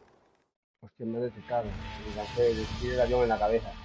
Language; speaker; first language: Spanish; native; Spanish